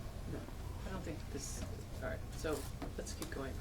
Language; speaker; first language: English; native; English